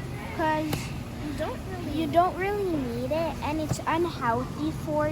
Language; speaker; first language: English; native; English